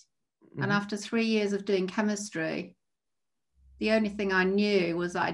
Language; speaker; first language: English; native; English